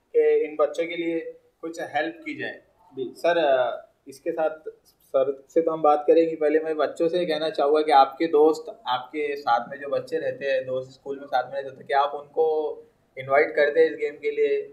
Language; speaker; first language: Hindi; non-native, local second language; Urdu